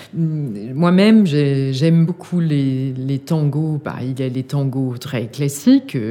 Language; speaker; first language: French; non-native, fluent; Danish